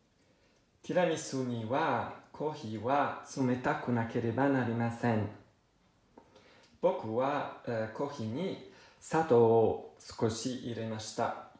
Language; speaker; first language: Japanese; non-native, learner; Italian